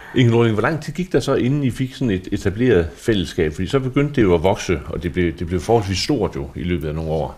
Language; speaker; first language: Danish; native; Danish